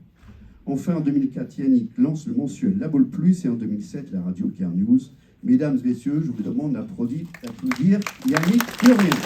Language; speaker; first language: French; native; French